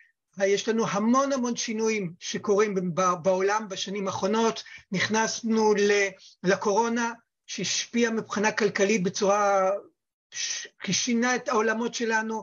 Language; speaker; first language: Hebrew; native; Hebrew